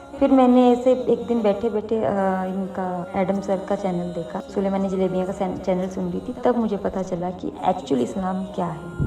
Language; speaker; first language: Hindi; native; Hindi